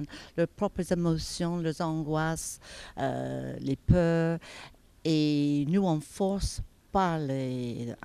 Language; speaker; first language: French; non-native, fluent; English